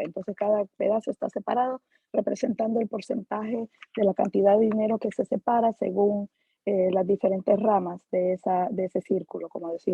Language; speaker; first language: Spanish; native; Spanish